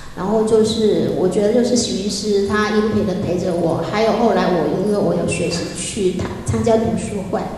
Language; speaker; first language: Chinese; non-native, local second language; Cantonese